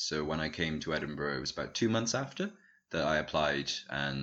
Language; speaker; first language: English; native; English